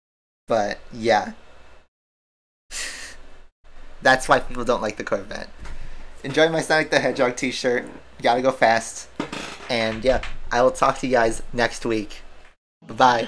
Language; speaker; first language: English; native; English